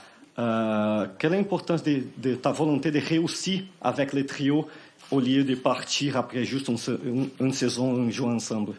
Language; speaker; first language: French; non-native, fluent; Portuguese